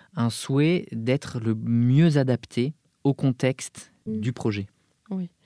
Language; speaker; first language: French; native; French